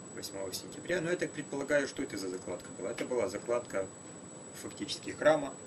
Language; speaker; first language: Russian; native; Russian